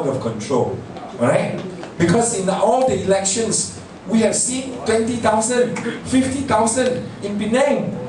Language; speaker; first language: English; non-native, local second language; Min Nan Chinese